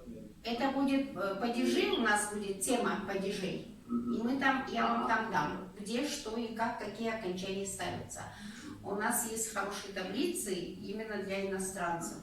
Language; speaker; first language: Russian; non-native, local second language; Kazakh